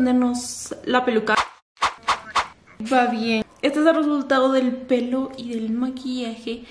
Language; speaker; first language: Spanish; native; Spanish